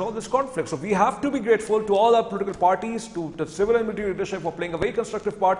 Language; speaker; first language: English; non-native, local second language; Urdu